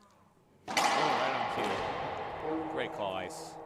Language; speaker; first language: English; native; English